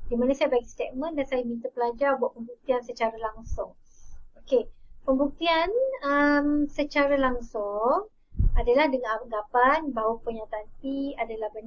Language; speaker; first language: Malay; native; Malay